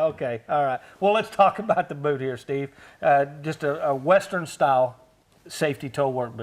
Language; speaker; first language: English; native; English